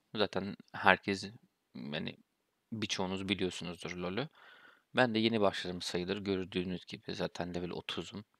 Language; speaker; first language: Turkish; early bilingual, heritage; Turkish